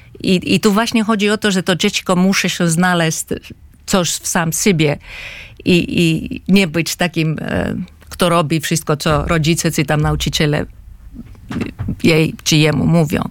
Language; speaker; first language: Polish; non-native, fluent; Finnish